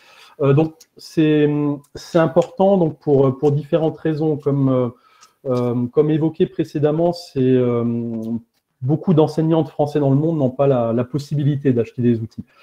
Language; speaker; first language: French; native; French